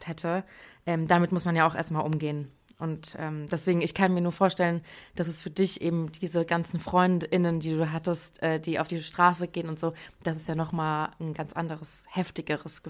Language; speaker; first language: German; early bilingual, other home language; Persian